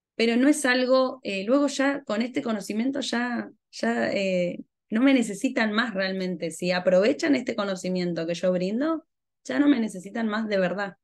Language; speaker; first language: Spanish; native; Spanish